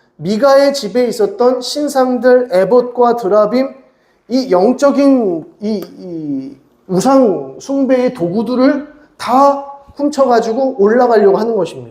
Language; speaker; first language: Korean; native; Korean